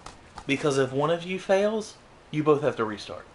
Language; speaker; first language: English; native; English